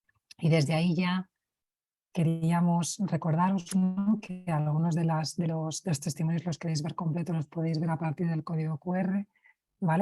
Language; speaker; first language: Spanish; native; Spanish